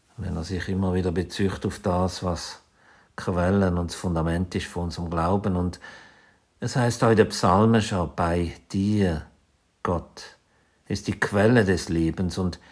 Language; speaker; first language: German; native; German